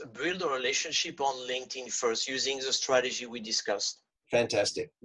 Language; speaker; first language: English; non-native, fluent; French